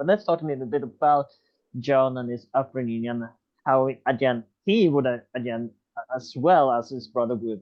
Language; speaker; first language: English; non-native, fluent; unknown